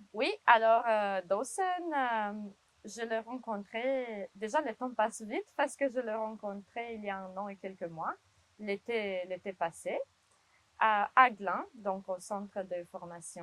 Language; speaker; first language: French; non-native, fluent; Romanian